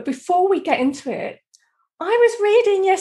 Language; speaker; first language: English; native; English